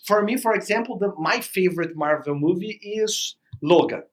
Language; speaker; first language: English; non-native, fluent; Portuguese